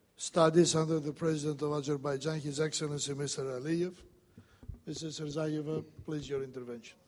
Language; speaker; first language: English; non-native, fluent; Greek